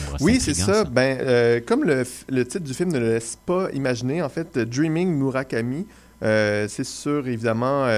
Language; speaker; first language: French; native; French